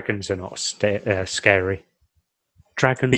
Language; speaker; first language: English; native; English